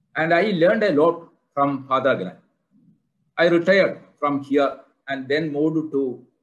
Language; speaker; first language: English; non-native, local second language; Malayalam